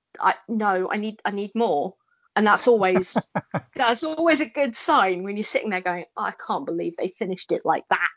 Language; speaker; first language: English; native; English